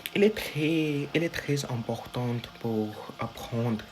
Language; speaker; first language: French; non-native, learner; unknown